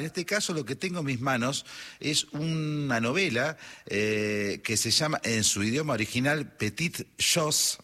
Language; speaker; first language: Spanish; native; Spanish